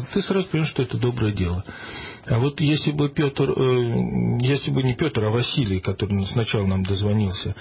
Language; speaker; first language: Russian; native; Russian